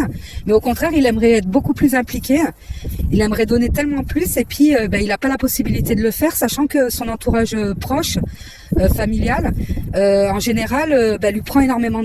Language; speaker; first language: French; native; French